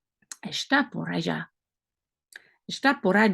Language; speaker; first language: Spanish; non-native, learner; French